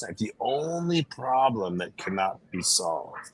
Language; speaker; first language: English; native; English